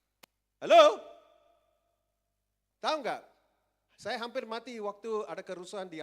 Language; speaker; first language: Indonesian; non-native, fluent; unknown